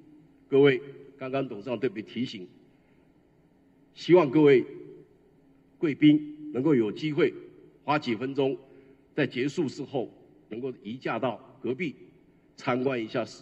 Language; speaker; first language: Chinese; native; Chinese